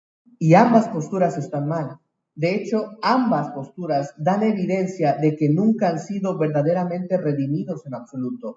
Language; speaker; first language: Spanish; native; Spanish